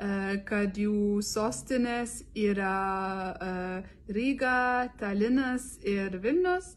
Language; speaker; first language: Lithuanian; non-native, learner; French